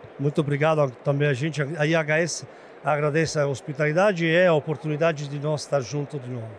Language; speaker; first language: Portuguese; non-native, fluent; Italian